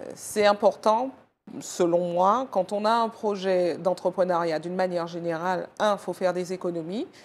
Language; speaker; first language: French; native; French